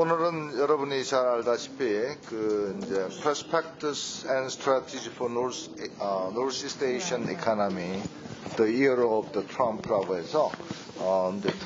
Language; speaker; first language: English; non-native, fluent; Korean